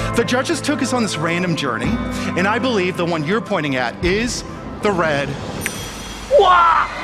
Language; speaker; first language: English; native; English